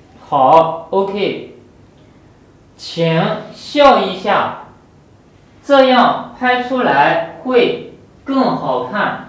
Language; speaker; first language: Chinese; non-native, fluent; Urdu